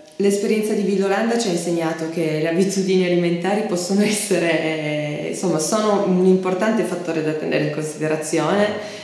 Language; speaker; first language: Italian; native; Italian